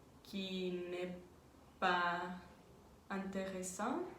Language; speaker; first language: French; non-native, learner; Spanish